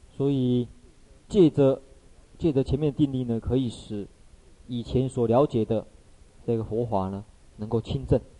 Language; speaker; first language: Chinese; native; Chinese